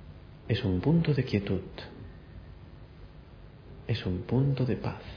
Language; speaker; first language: Spanish; native; Spanish